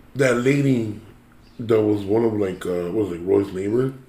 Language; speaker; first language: English; early bilingual, other home language; Spanish